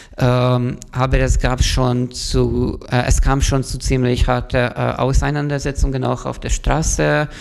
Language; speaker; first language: German; non-native, fluent; Hungarian